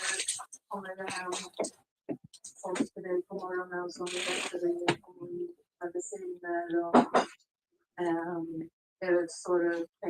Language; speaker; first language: Swedish; non-native, learner; Thai